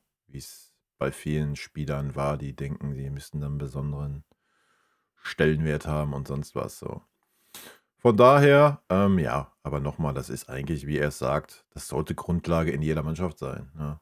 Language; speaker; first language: German; native; German